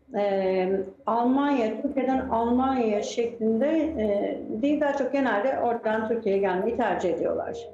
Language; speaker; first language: Turkish; native; Turkish